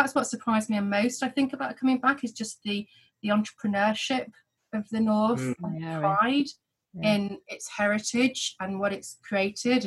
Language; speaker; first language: English; native; English